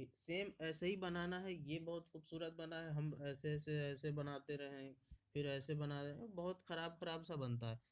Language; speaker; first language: Hindi; native; Hindi